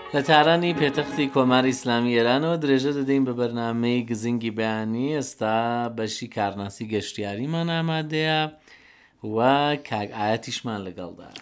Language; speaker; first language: Central Kurdish; native; Central Kurdish